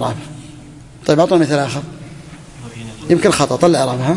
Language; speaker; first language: Arabic; native; Arabic